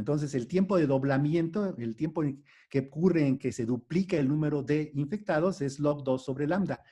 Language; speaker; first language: Spanish; native; Spanish